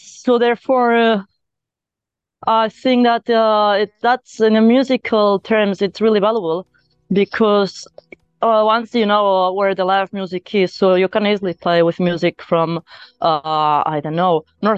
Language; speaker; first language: English; non-native, fluent; Spanish